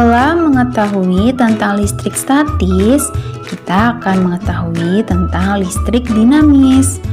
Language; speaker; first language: Indonesian; native; Indonesian